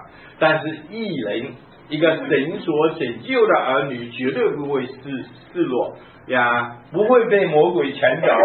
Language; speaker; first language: Chinese; native; Chinese